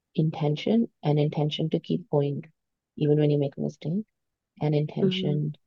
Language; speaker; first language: English; non-native, local second language; Hindi